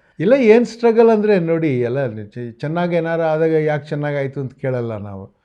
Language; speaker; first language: Kannada; native; Kannada